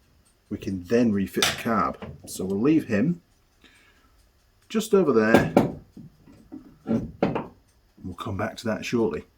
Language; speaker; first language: English; native; English